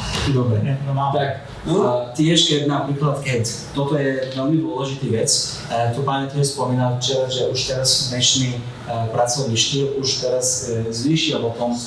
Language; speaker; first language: Slovak; non-native, fluent; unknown